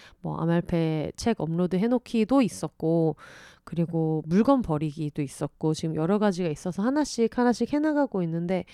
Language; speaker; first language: Korean; native; Korean